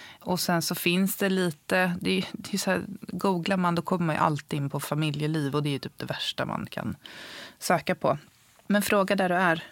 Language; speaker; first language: Swedish; native; Swedish